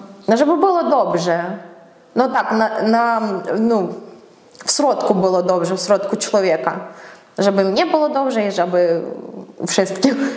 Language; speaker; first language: Polish; non-native, fluent; Ukrainian